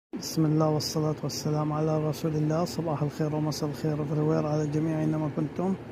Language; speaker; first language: Arabic; native; Arabic